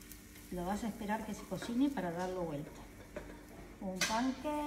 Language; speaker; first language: Spanish; native; Spanish